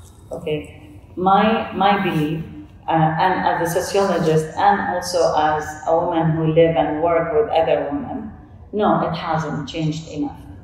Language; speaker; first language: English; non-native, fluent; Arabic